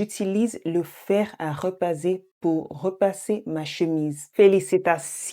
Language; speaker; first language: French; non-native, fluent; English